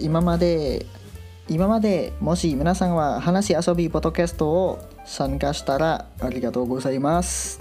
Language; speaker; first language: Japanese; non-native, learner; Indonesian